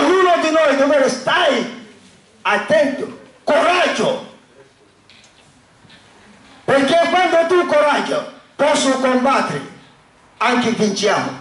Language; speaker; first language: Italian; non-native, learner; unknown